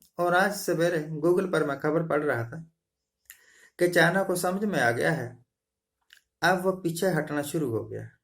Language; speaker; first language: Hindi; non-native, local second language; Punjabi